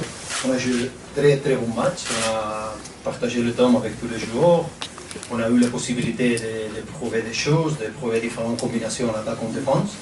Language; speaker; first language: French; non-native, fluent; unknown